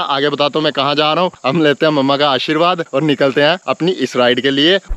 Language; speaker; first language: Hindi; native; Hindi